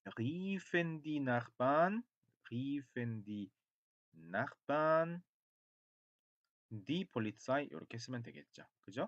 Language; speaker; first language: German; non-native, fluent; Korean